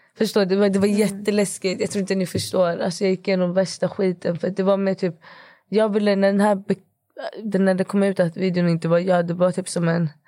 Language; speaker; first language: Swedish; early bilingual, other home language; Kurdish